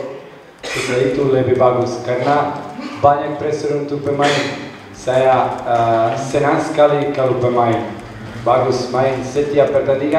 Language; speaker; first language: Indonesian; non-native, learner; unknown